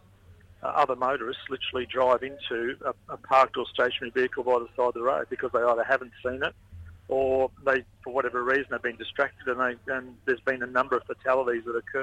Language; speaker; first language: English; native; English